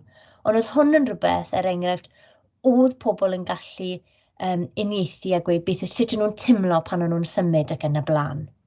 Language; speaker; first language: Welsh; native; Welsh